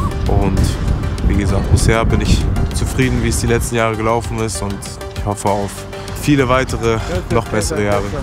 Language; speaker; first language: German; native; German